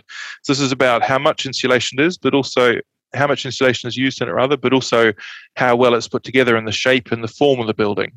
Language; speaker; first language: English; native; English